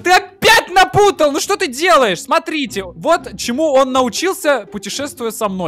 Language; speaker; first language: Russian; native; Russian